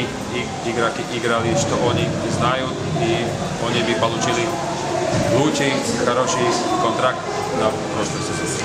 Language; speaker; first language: Russian; non-native, learner; Slovak